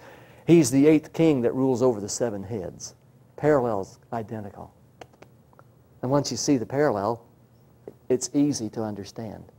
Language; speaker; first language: English; native; English